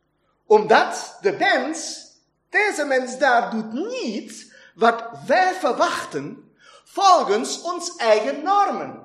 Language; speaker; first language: Dutch; non-native, fluent; German